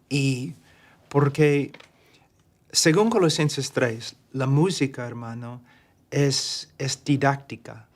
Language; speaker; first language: Spanish; non-native, fluent; English